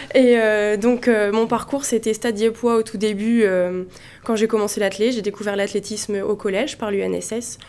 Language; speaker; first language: French; native; French